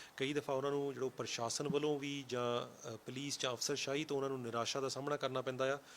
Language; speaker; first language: Punjabi; early bilingual, heritage; Punjabi